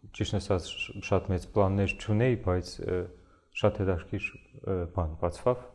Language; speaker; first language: Armenian; early bilingual, heritage; Armenian